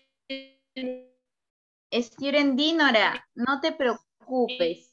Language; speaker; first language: English; non-native, learner; Spanish